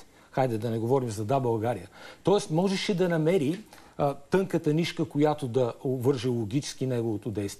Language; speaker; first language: Bulgarian; native; Bulgarian